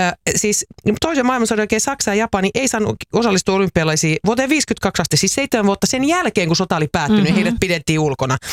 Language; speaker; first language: Finnish; native; Finnish